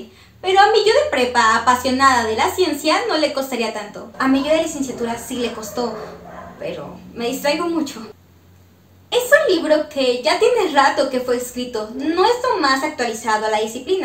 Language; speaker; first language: Spanish; native; Spanish